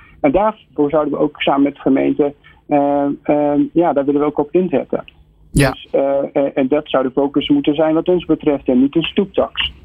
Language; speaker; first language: Dutch; native; Dutch